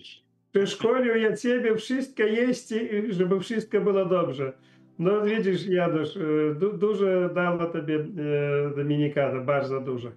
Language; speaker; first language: Polish; non-native, learner; Ukrainian